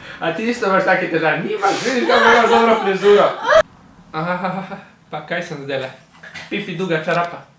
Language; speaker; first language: Slovenian; early bilingual, other home language; Serbian